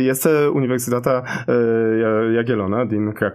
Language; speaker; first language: Romanian; non-native, fluent; Polish